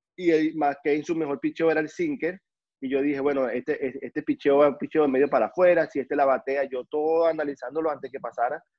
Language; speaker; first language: Spanish; native; Spanish